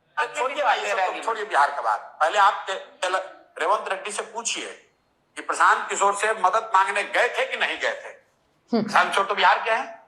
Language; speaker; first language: Hindi; native; Hindi